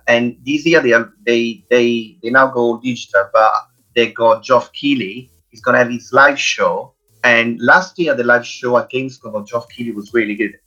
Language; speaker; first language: English; non-native, fluent; Italian